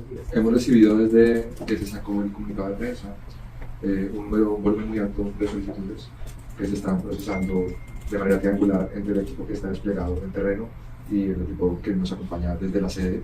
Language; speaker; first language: Spanish; native; Spanish